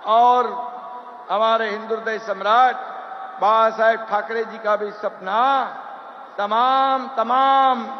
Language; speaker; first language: Hindi; non-native, local second language; Marathi